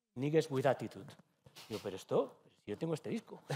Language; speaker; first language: Spanish; native; Spanish